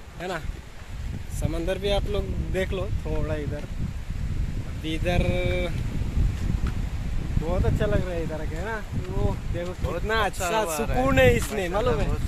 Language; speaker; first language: Hindi; non-native, local second language; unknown